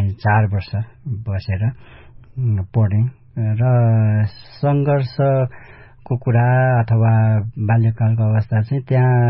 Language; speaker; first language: Nepali; native; Nepali